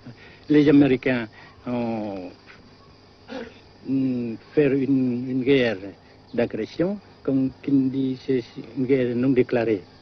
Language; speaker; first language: French; non-native, local second language; Vietnamese